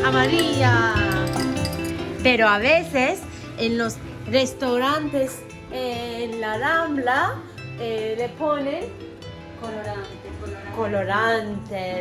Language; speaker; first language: Spanish; non-native, fluent; Turkish